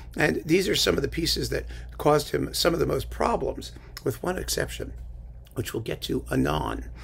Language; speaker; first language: English; native; English